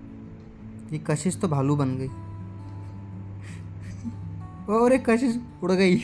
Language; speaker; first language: Hindi; native; Hindi